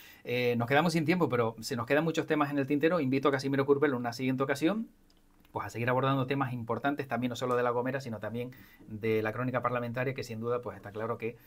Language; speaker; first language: Spanish; native; Spanish